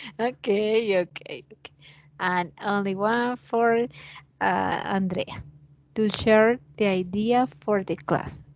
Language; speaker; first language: English; non-native, learner; Spanish